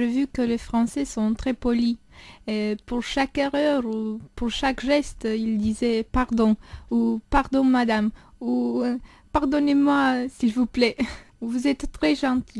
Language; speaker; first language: French; non-native, fluent; Romanian